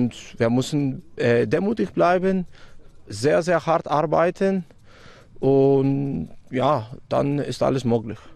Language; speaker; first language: German; non-native, fluent; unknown